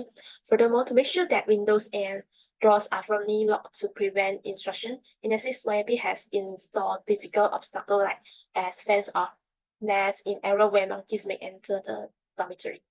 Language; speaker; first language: English; non-native, local second language; Malay